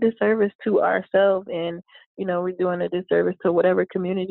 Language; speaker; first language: English; native; English